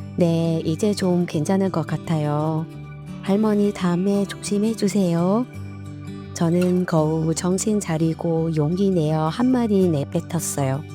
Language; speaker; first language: Korean; non-native, fluent; Vietnamese